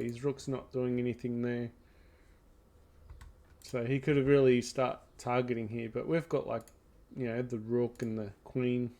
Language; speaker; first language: English; native; English